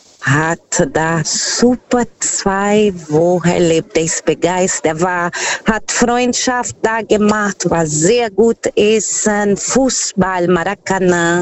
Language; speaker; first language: German; non-native, fluent; Portuguese